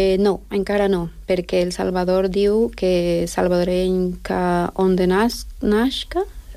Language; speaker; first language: Catalan; non-native, fluent; Spanish